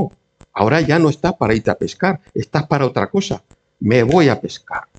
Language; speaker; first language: Spanish; native; Spanish